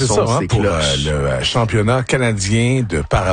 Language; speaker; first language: French; native; French